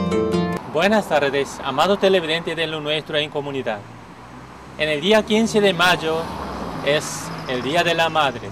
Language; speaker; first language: Spanish; non-native, learner; Korean